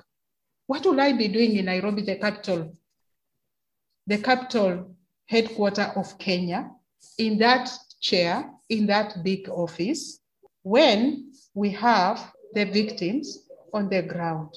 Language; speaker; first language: English; non-native, local second language; Luyia